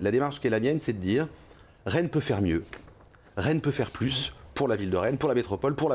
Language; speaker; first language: French; native; French